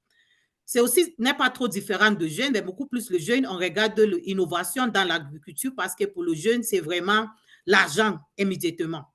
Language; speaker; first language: French; non-native, learner; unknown